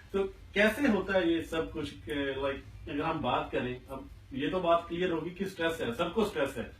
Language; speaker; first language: Hindi; non-native, local second language; Punjabi